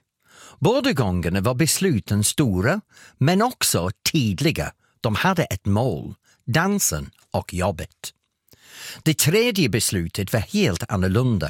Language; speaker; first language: Swedish; non-native, fluent; English